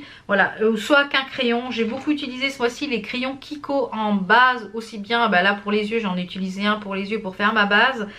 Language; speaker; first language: French; native; French